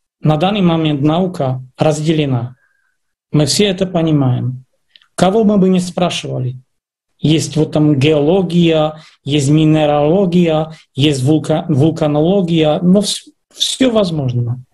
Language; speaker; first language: Russian; non-native, fluent; Czech